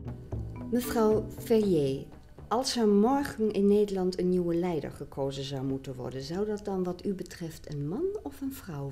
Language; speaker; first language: Dutch; native; Dutch